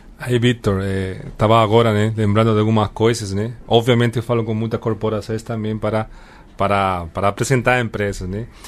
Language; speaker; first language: Portuguese; non-native, fluent; Spanish